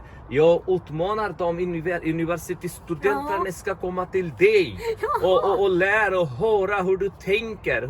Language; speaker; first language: Swedish; non-native, fluent; Bangla